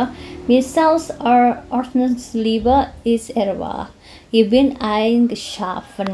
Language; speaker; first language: German; non-native, fluent; Indonesian